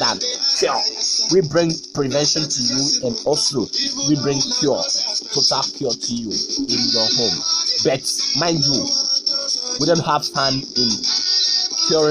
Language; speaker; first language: English; non-native, local second language; Ibibio